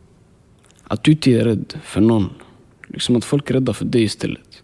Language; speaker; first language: Swedish; early bilingual, other home language; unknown